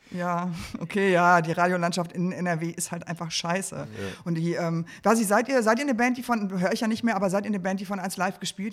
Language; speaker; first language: German; native; German